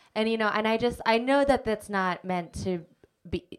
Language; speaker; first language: English; native; English